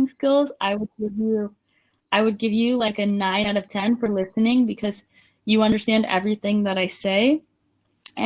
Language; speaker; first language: English; non-native, fluent; Spanish